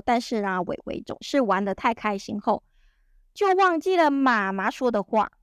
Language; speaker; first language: Chinese; native; Chinese